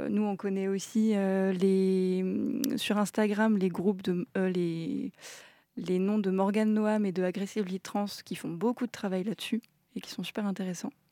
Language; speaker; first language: French; native; French